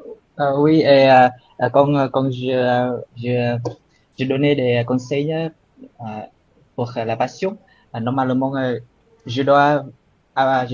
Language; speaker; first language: French; non-native, learner; Vietnamese